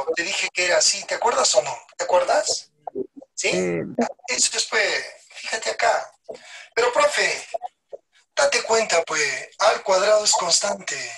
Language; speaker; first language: Spanish; native; Spanish